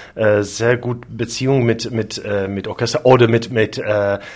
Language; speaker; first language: German; non-native, learner; Czech